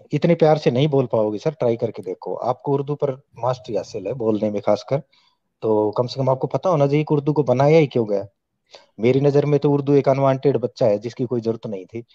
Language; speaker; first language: Hindi; native; Hindi